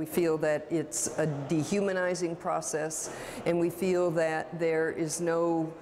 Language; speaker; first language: English; native; English